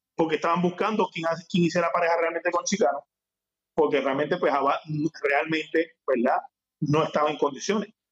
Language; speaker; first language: Spanish; native; Spanish